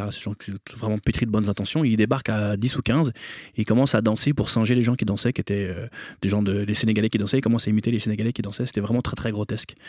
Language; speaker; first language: French; native; French